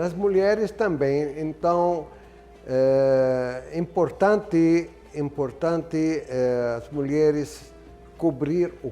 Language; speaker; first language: Portuguese; non-native, fluent; Arabic